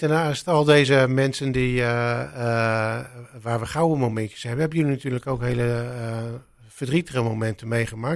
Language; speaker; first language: Dutch; native; Dutch